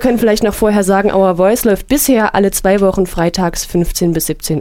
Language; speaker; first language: German; native; German